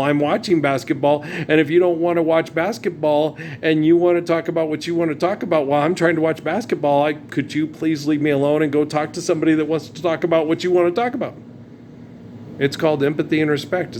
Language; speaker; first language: English; native; English